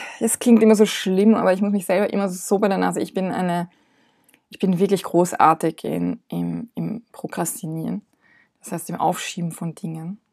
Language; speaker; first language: German; non-native, fluent; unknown